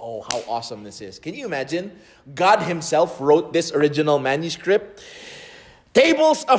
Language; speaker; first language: English; non-native, local second language; Filipino